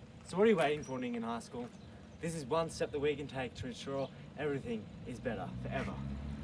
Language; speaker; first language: English; native; English